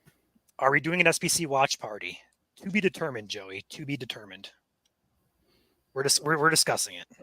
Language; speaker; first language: English; native; English